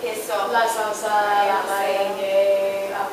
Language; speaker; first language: Spanish; non-native, learner; English